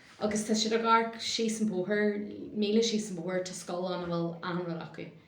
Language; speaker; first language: Irish; non-native, local second language; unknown